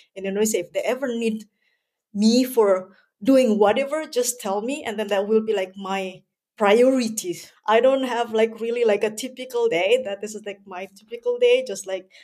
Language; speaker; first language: English; non-native, fluent; Indonesian